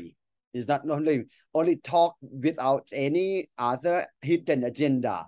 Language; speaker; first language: English; non-native, fluent; Thai